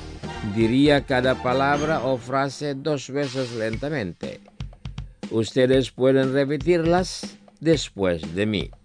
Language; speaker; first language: Spanish; non-native, fluent; Indonesian